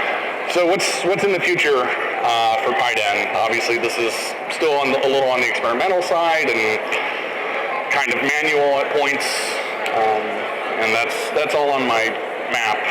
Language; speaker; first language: English; native; English